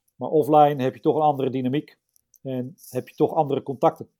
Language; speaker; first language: Dutch; native; Dutch